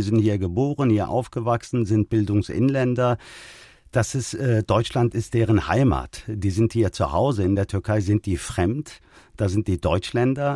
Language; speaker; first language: German; early bilingual, other home language; Turkish